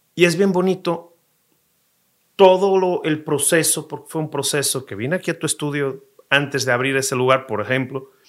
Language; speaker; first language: Spanish; non-native, fluent; Portuguese